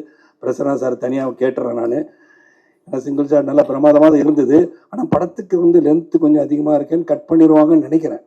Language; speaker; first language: Tamil; native; Tamil